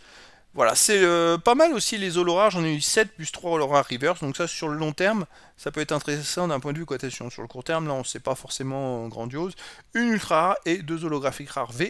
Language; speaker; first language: French; native; French